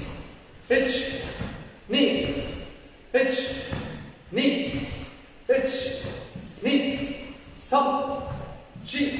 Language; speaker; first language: English; non-native, learner; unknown